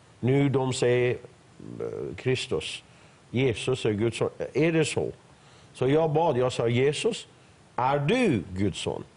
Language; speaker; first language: Swedish; non-native, fluent; Persian